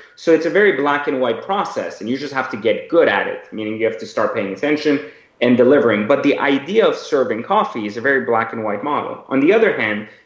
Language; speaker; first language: English; early bilingual, other home language; Persian